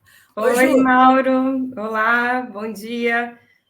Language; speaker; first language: Portuguese; native; Portuguese